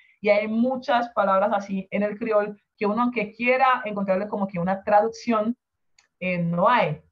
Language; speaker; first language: Spanish; non-native, local second language; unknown